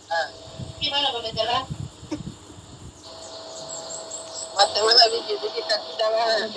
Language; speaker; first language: Indonesian; non-native, learner; Bangla